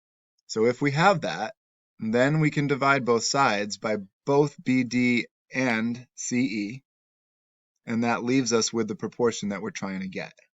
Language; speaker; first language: English; native; English